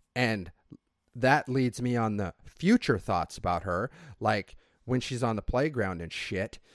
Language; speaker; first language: English; native; English